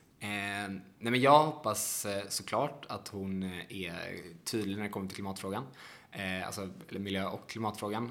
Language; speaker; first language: Swedish; native; Swedish